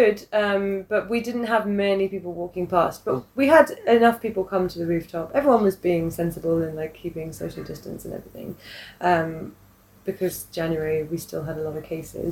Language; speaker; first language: English; native; English